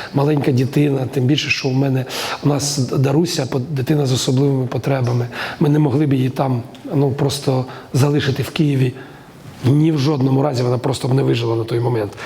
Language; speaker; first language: Ukrainian; native; Ukrainian